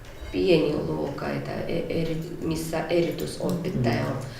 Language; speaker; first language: Finnish; non-native, learner; Russian